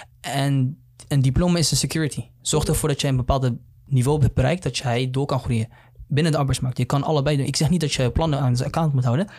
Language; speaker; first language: Dutch; early bilingual, other home language; Somali